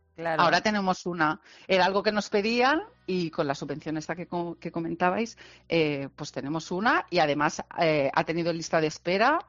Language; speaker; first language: Spanish; non-native, local second language; Catalan